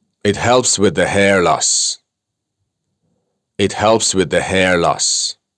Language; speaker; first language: English; non-native, fluent; Persian